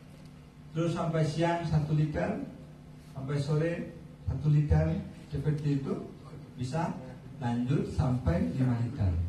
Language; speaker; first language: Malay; non-native, fluent; Bangla